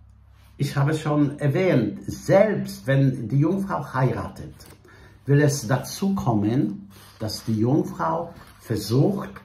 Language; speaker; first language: German; non-native, fluent; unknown